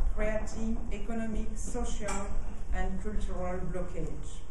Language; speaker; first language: English; non-native, fluent; French